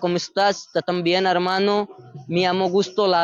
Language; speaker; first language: Spanish; non-native, learner; Hindi